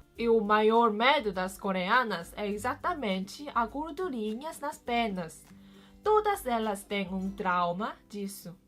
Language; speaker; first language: Portuguese; non-native, fluent; Korean